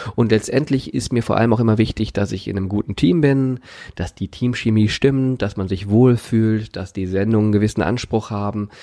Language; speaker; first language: German; native; German